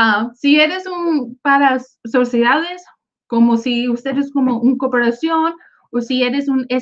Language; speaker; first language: Spanish; early bilingual, other home language; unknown